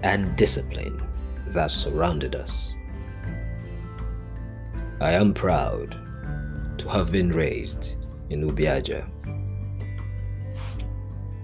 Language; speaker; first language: English; non-native, local second language; Esan